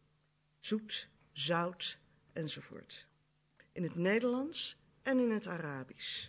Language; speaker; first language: Dutch; native; Dutch